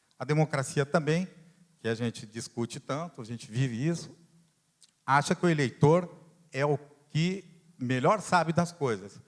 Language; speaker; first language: Portuguese; non-native, fluent; Italian